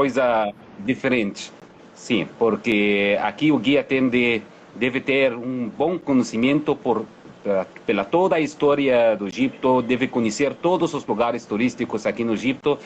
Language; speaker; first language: Portuguese; non-native, fluent; Arabic